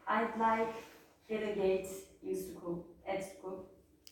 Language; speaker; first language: English; non-native, learner; Turkish